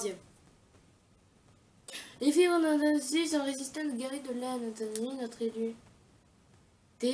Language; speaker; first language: French; native; French